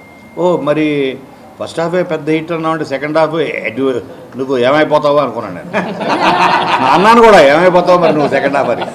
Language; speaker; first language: Telugu; native; Telugu